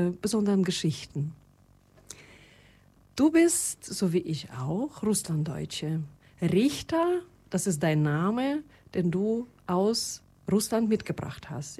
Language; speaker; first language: German; non-native, fluent; Russian